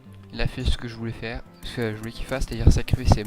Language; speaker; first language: French; native; French